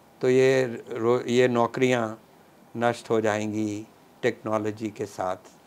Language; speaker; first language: Hindi; non-native, local second language; Punjabi